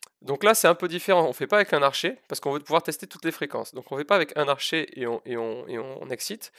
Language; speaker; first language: French; native; French